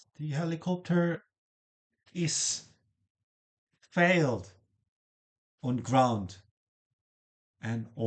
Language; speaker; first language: English; non-native, learner; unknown